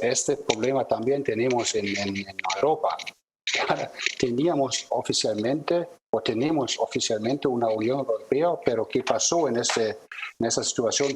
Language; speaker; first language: Spanish; non-native, fluent; German